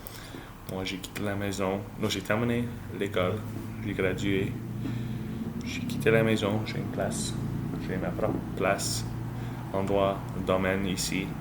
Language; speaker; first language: French; non-native, learner; English